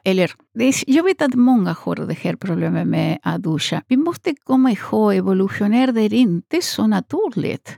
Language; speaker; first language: Swedish; non-native, fluent; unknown